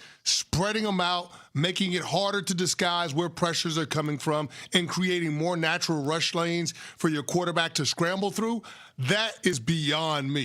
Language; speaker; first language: English; native; English